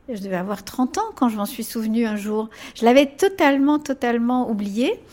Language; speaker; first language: French; early bilingual, other home language; Spanish